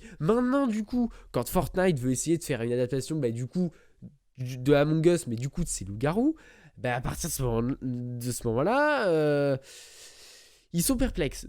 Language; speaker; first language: French; native; French